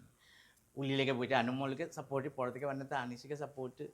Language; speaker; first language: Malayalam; non-native, local second language; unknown